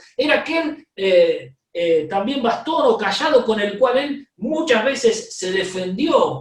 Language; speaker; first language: Spanish; native; Spanish